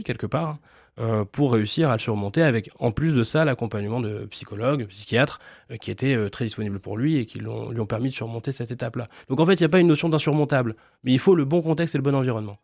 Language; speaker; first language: French; native; French